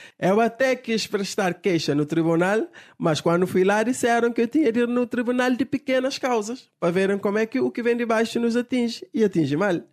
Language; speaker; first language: Portuguese; non-native, local second language; Kabuverdianu